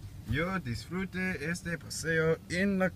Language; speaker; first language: Spanish; non-native, learner; English